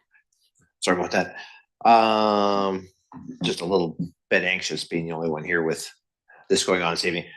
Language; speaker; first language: English; native; English